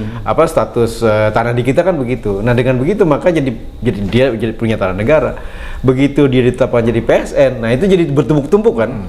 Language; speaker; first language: Indonesian; native; Indonesian